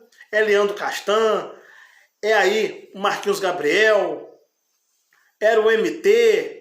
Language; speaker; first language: Portuguese; native; Portuguese